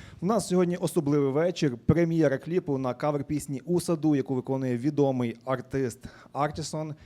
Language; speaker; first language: Ukrainian; native; Ukrainian